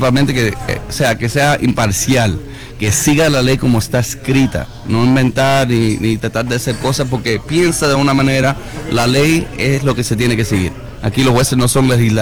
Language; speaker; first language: Spanish; early bilingual, heritage; Spanish